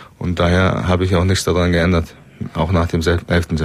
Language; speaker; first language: German; early bilingual, other home language; Turkish